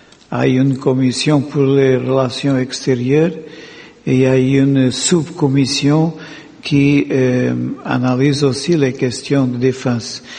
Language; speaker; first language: French; non-native, fluent; Portuguese